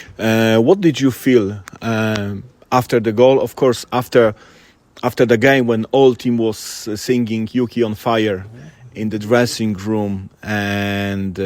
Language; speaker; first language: English; non-native, fluent; Polish